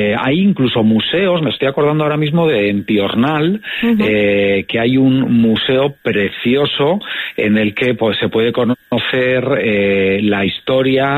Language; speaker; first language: Spanish; native; Spanish